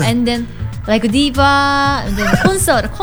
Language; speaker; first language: English; non-native, learner; Indonesian